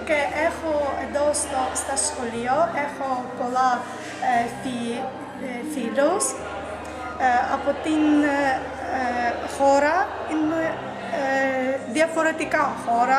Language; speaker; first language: Greek; non-native, learner; Ukrainian